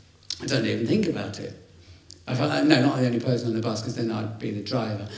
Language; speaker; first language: English; native; English